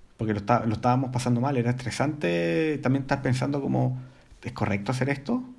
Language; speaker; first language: Spanish; native; Spanish